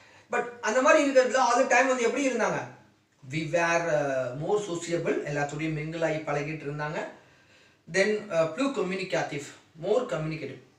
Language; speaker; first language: English; non-native, local second language; Tamil